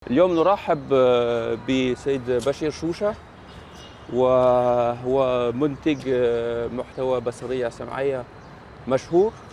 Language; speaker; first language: Egyptian Arabic; non-native, fluent; French